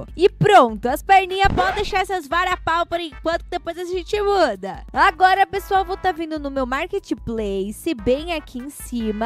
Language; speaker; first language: Portuguese; native; Portuguese